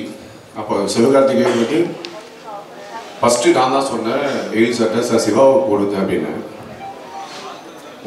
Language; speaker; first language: Tamil; native; Tamil